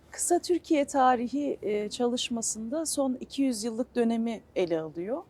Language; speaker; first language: Turkish; native; Turkish